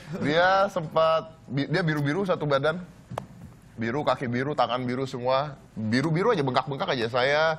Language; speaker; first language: Indonesian; native; Indonesian